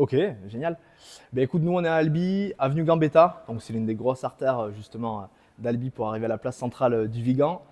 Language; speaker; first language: French; native; French